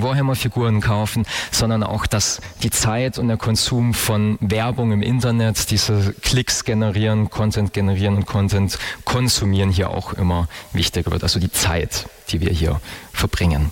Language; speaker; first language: German; native; German